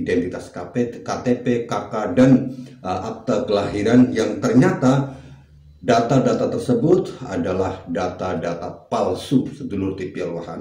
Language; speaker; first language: Indonesian; native; Indonesian